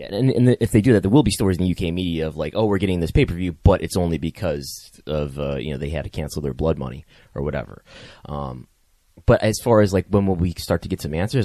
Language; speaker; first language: English; native; English